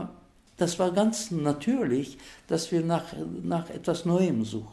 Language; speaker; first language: German; non-native, fluent; Turkish